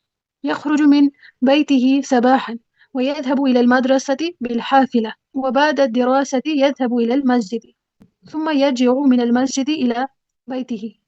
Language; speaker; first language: Arabic; non-native, learner; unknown